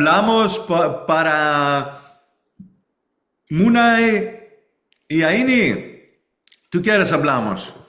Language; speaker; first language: Spanish; non-native, learner; English